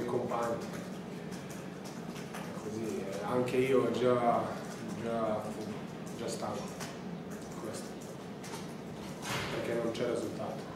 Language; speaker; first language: Italian; non-native, learner; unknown